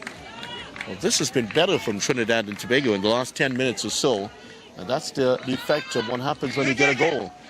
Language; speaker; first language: English; native; English